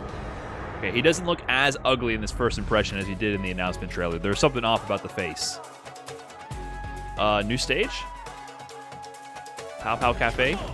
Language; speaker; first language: English; native; English